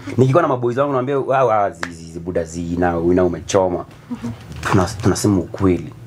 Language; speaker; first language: Swahili; native; Swahili